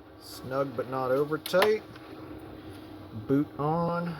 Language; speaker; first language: English; native; English